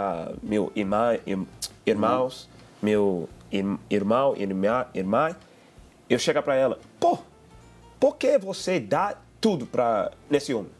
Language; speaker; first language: Portuguese; non-native, learner; English